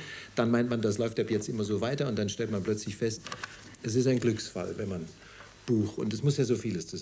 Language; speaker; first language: German; native; German